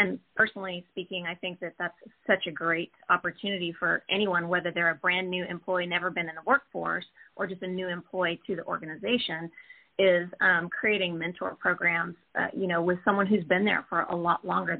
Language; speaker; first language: English; native; English